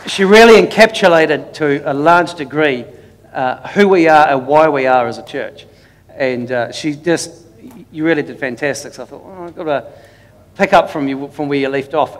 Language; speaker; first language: English; native; English